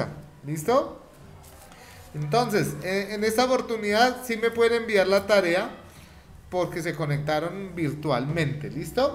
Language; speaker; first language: Spanish; native; Spanish